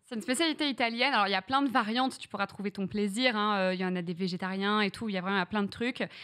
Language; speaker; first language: French; native; French